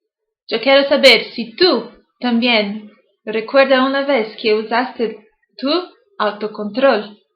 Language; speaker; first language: Spanish; non-native, learner; English